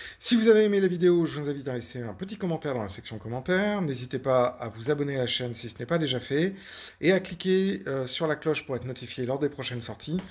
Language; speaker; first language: French; native; French